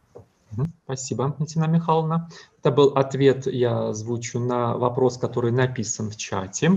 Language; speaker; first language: Russian; native; Russian